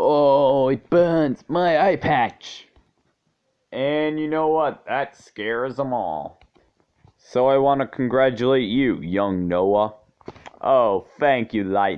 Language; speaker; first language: English; native; English